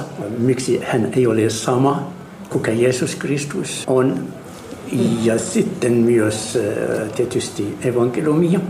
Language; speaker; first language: Finnish; non-native, fluent; Arabic